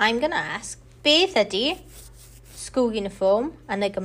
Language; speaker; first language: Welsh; non-native, local second language; English